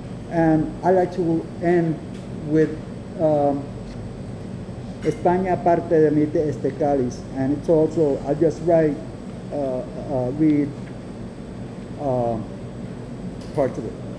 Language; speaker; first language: English; non-native, fluent; Spanish